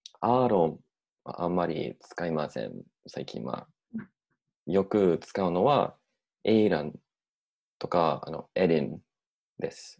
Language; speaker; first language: Japanese; non-native, learner; English